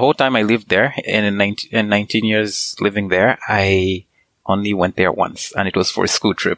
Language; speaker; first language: English; non-native, local second language; Nyanja